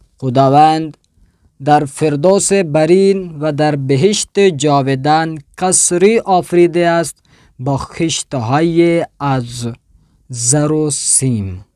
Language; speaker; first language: Persian; non-native, fluent; Urdu